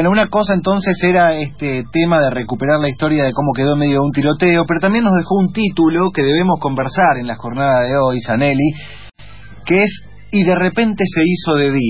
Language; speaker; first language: Spanish; native; Spanish